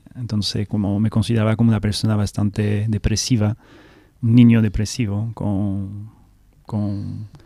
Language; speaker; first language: Spanish; non-native, fluent; French